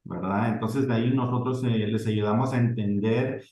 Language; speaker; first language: Spanish; early bilingual, heritage; Spanish